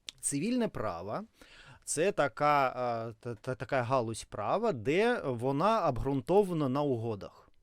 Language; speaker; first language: Ukrainian; non-native, local second language; Russian